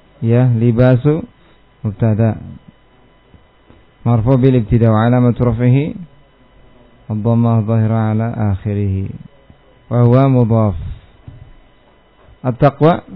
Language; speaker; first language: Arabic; non-native, fluent; Indonesian